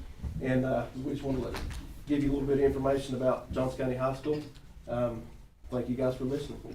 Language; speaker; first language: English; native; English